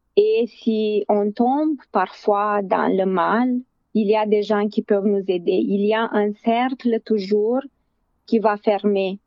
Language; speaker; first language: French; non-native, fluent; Romanian